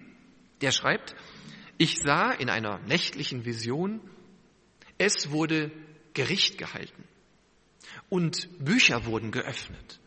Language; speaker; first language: German; native; German